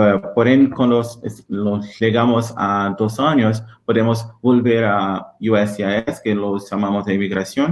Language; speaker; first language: Spanish; non-native, learner; Portuguese